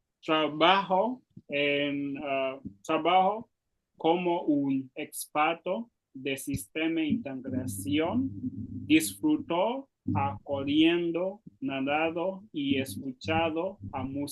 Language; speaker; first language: Spanish; non-native, learner; Swahili